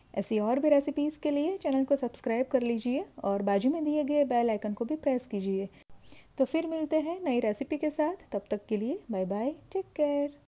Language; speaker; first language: Hindi; non-native, local second language; Gujarati